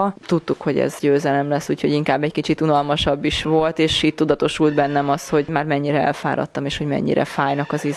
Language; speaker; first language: Hungarian; native; Hungarian